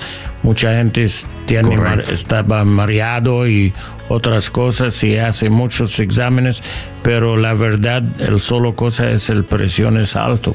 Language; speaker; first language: Spanish; non-native, learner; English